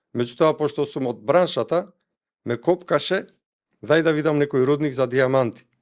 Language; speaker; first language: Macedonian; non-native, local second language; Albanian